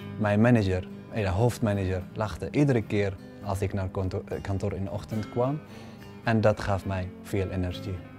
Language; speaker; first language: Dutch; non-native, fluent; Arabic